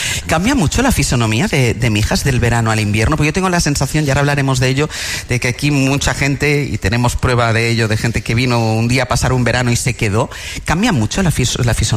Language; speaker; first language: Spanish; native; Spanish